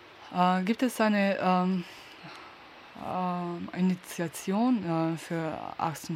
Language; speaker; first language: German; non-native, learner; Slovenian